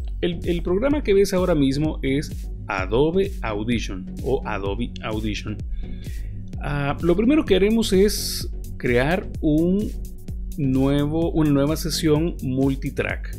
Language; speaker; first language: Spanish; native; Spanish